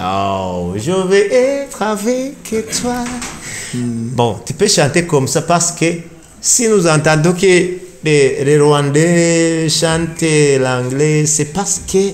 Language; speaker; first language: French; non-native, learner; Rundi